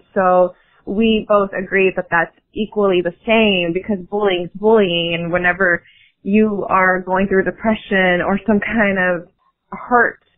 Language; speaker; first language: English; native; English